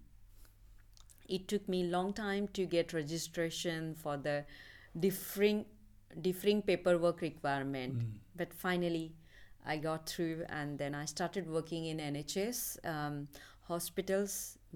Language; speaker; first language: English; non-native, local second language; Marathi